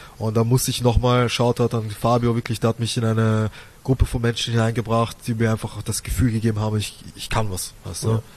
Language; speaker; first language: German; native; German